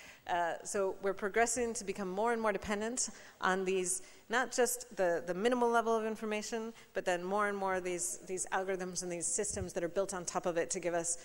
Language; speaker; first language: English; native; English